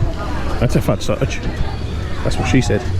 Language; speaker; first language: English; native; English